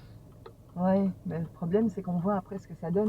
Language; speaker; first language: French; native; French